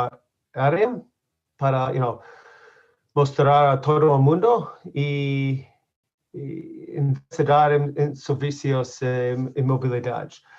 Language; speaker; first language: Portuguese; non-native, learner; English